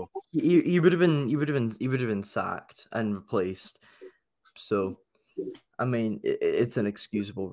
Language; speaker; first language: English; native; English